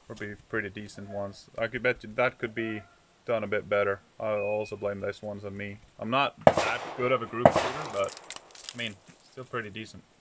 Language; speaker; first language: English; non-native, fluent; Swedish